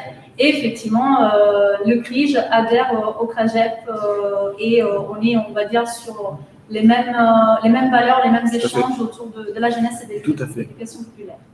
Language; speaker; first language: French; native; French